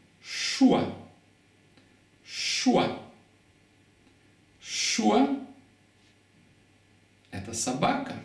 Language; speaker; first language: Russian; non-native, fluent; Lithuanian